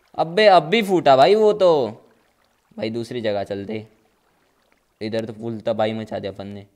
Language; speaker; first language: Hindi; non-native, local second language; Marathi